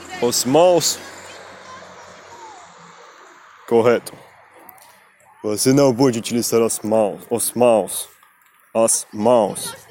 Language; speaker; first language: Portuguese; non-native, learner; Spanish